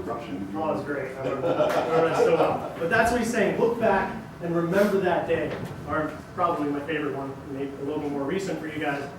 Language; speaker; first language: English; native; English